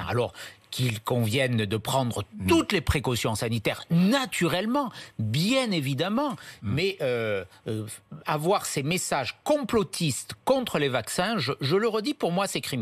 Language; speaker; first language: French; native; French